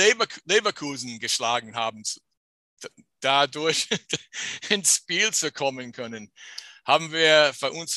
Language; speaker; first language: German; non-native, fluent; English